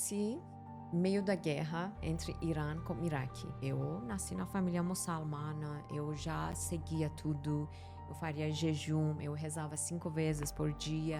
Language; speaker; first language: Portuguese; non-native, learner; Persian